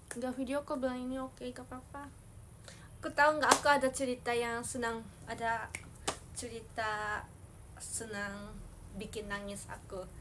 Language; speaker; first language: Indonesian; non-native, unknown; Japanese